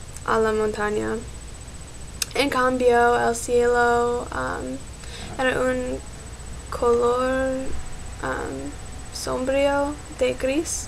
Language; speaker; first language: Spanish; non-native, learner; English